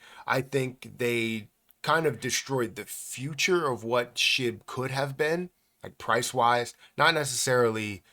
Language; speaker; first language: English; native; English